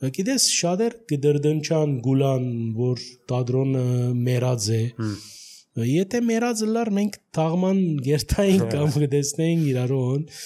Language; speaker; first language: Armenian; early bilingual, heritage; Armenian